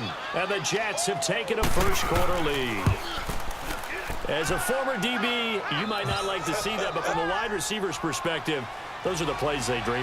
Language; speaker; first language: English; native; English